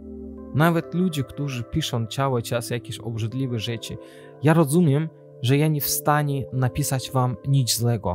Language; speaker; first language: Polish; non-native, learner; Azerbaijani